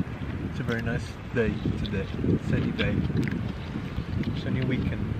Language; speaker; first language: English; non-native, learner; Portuguese